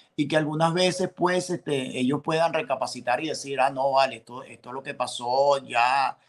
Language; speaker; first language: Spanish; native; Spanish